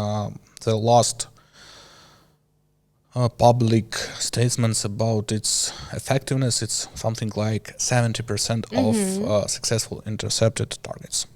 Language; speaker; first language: English; non-native, learner; Ukrainian